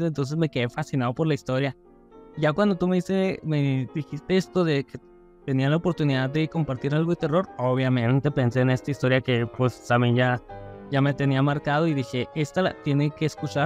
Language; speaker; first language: Spanish; native; Spanish